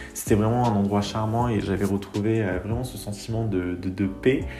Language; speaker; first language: French; native; French